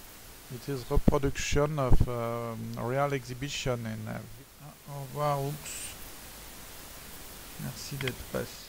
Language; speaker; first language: French; native; French